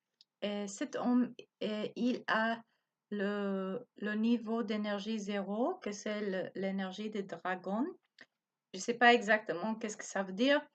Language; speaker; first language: French; non-native, learner; Spanish